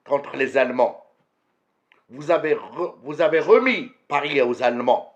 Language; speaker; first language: French; non-native, local second language; Arabic